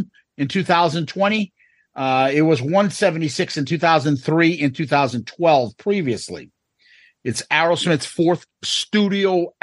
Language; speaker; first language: English; native; English